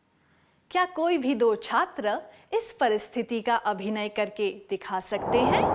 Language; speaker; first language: Hindi; native; Hindi